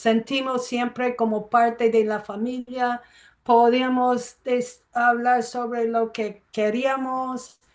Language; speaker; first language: Spanish; non-native, fluent; English